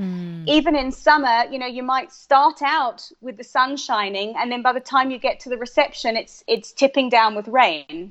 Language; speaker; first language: English; native; English